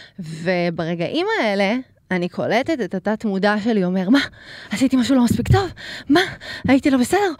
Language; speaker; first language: Hebrew; early bilingual, other home language; Russian